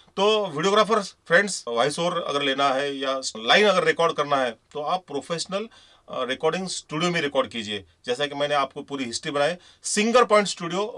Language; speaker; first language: Hindi; non-native, local second language; Marathi